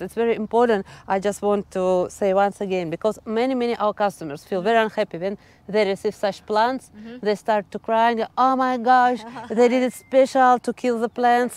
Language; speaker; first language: English; non-native, learner; Russian